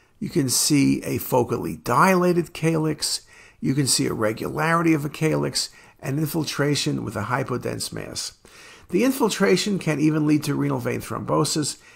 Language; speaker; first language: English; native; English